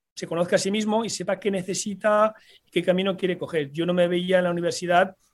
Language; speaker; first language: Spanish; early bilingual, heritage; Spanish